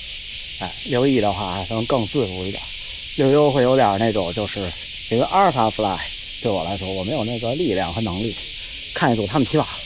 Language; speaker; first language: Chinese; native; Chinese